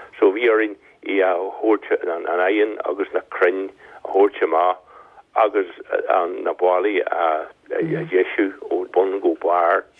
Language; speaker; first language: Irish; native; Irish